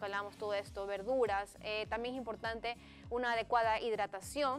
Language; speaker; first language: Spanish; native; Spanish